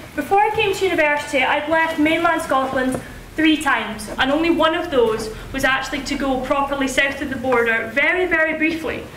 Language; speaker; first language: English; native; English